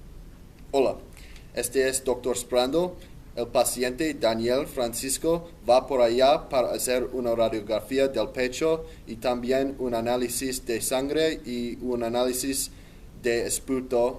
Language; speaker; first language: Spanish; non-native, learner; English